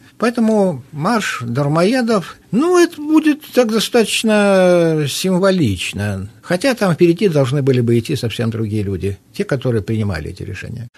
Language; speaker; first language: Russian; native; Russian